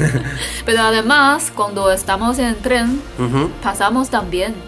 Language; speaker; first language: Spanish; non-native, fluent; Chinese